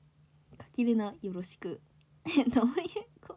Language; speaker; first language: Japanese; native; Japanese